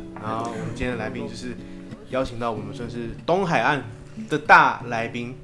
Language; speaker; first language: Chinese; native; Chinese